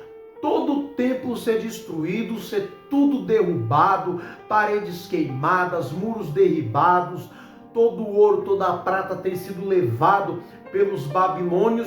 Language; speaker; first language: Portuguese; native; Portuguese